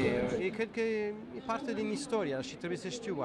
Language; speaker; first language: Romanian; non-native, learner; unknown